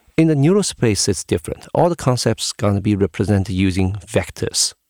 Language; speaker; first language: English; non-native, fluent; Chinese